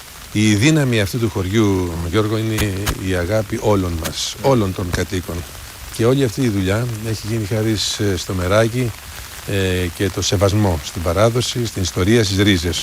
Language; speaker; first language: Greek; native; Greek